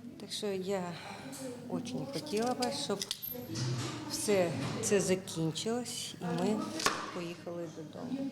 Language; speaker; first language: Ukrainian; non-native, local second language; Russian